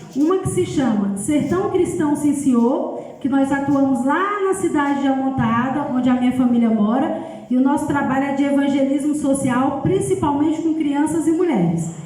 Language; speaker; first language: Portuguese; native; Portuguese